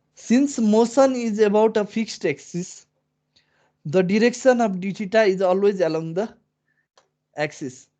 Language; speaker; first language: English; non-native, local second language; Nepali